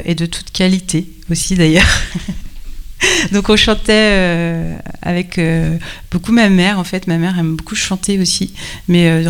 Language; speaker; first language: French; native; French